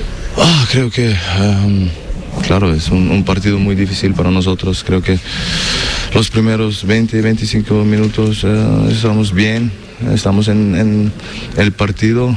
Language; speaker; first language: Spanish; non-native, learner; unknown